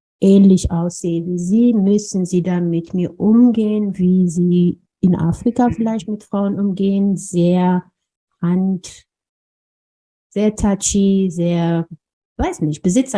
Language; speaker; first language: German; non-native, fluent; Amharic